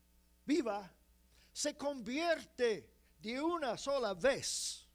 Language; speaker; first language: Spanish; non-native, fluent; English